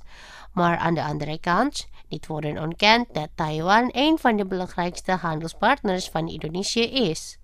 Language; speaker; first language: Dutch; non-native, fluent; Indonesian